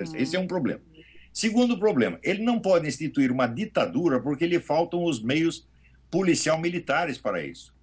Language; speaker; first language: Portuguese; native; Portuguese